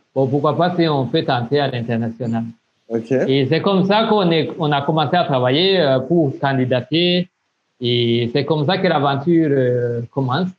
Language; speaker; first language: French; non-native, local second language; Rundi